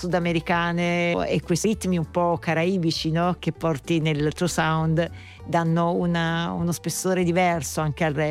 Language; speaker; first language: Italian; native; Italian